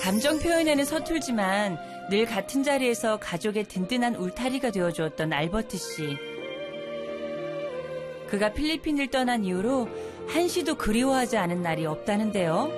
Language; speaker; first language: Korean; native; Korean